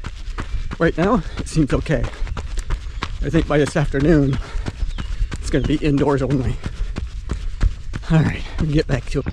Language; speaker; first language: English; native; English